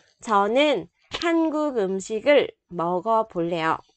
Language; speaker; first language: Korean; non-native, fluent; Vietnamese